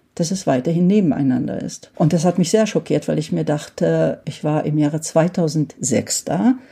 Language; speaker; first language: German; early bilingual, heritage; Hungarian